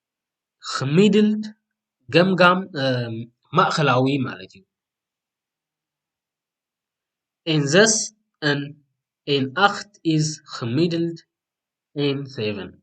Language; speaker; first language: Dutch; non-native, fluent; Tigrinya